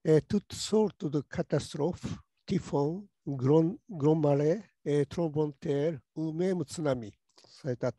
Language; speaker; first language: French; non-native, learner; Japanese